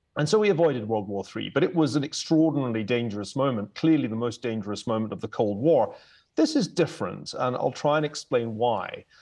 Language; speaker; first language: English; native; English